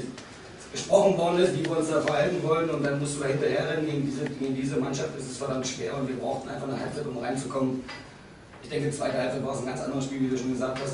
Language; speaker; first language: German; native; German